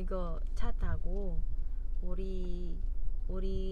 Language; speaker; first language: Korean; native; Korean